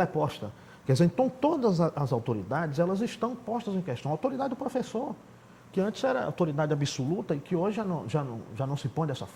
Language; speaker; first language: Portuguese; native; Portuguese